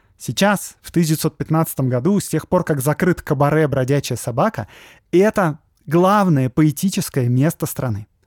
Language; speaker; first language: Russian; native; Russian